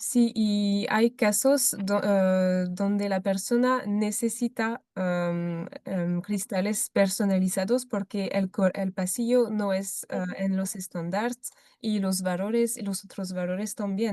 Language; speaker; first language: Spanish; non-native, fluent; French